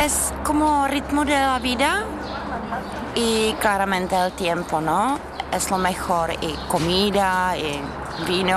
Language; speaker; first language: Spanish; non-native, fluent; Czech